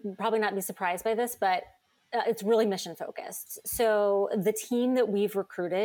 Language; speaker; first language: English; native; English